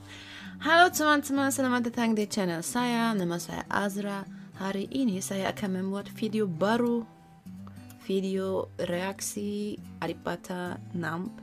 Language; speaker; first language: Indonesian; non-native, learner; Turkish